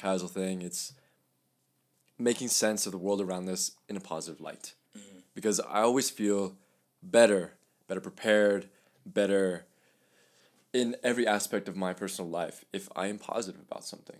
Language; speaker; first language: English; early bilingual, other home language; Spanish